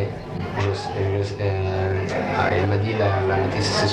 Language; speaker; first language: French; non-native, learner; Italian